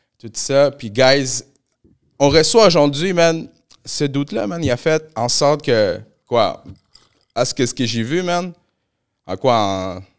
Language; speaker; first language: French; early bilingual, other home language; Spanish